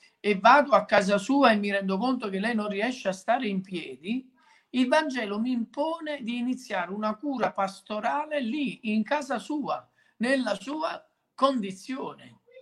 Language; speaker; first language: Italian; native; Italian